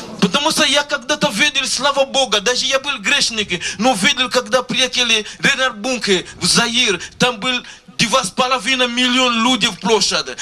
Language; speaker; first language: Russian; non-native, learner; Lingala